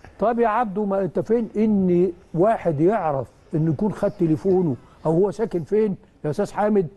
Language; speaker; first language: Arabic; native; Arabic